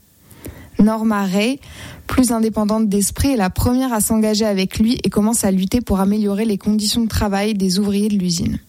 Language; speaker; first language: French; native; French